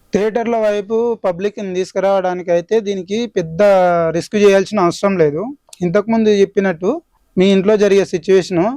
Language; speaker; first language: Telugu; native; Telugu